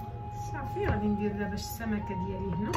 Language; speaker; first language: Arabic; native; Arabic